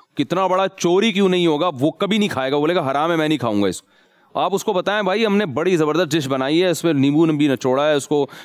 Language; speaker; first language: Urdu; native; Urdu